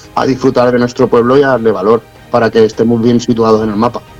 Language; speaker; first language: Spanish; native; Spanish